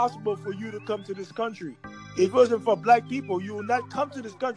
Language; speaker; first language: English; early bilingual, other home language; Haitian Creole